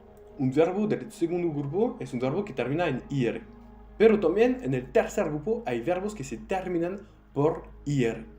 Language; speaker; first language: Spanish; non-native, fluent; French